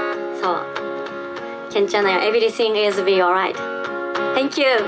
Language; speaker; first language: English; non-native, learner; Japanese